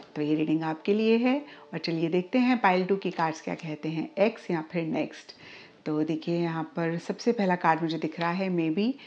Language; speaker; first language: Hindi; native; Hindi